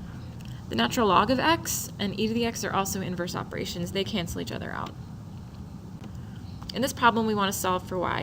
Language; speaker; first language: English; native; English